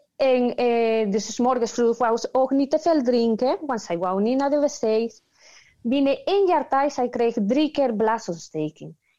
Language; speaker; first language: Dutch; non-native, learner; Spanish